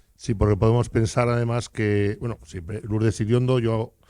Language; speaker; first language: Spanish; native; Spanish